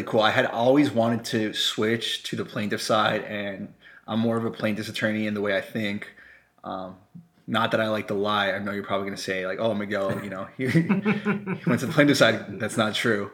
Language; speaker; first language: English; non-native, fluent; Spanish